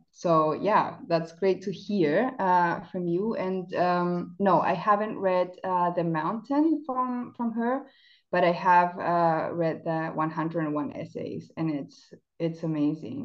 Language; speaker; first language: English; non-native, fluent; Spanish